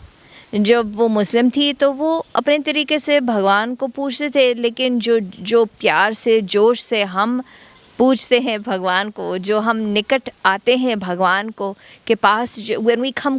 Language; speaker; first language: Hindi; non-native, fluent; English